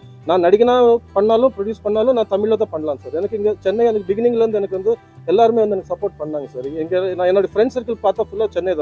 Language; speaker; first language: Tamil; non-native, local second language; Telugu